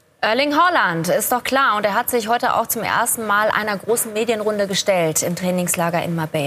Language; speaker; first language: German; native; German